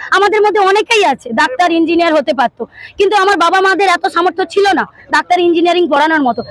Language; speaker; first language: Bangla; native; Bangla